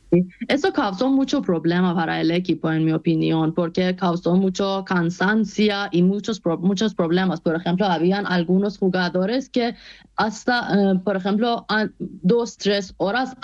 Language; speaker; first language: Spanish; non-native, fluent; Persian